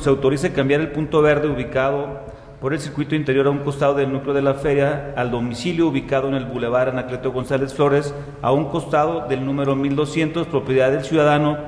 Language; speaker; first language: Spanish; native; Spanish